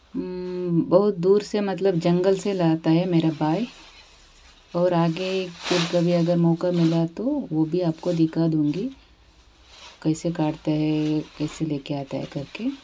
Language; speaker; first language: Hindi; non-native, local second language; Kannada